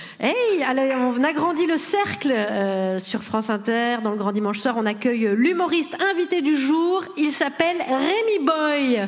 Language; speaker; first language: French; native; French